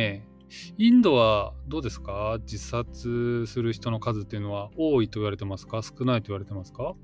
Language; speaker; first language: Japanese; native; Japanese